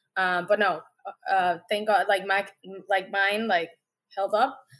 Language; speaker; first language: English; non-native, fluent; Spanish